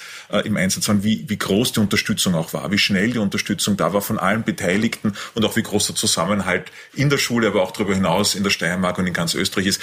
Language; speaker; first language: German; native; German